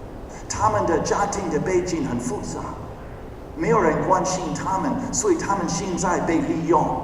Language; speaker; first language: Chinese; non-native, fluent; English